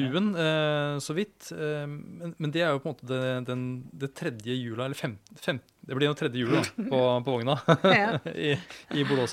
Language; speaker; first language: Norwegian; native; Norwegian